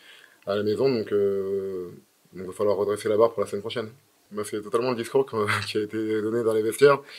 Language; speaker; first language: French; native; French